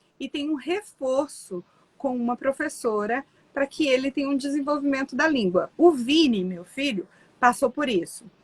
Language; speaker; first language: Portuguese; native; Portuguese